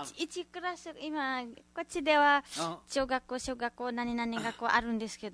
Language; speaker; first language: Japanese; non-native, learner; Nepali